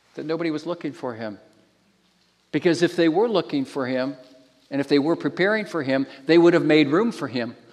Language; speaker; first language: English; native; English